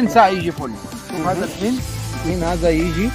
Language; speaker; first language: Arabic; non-native, learner; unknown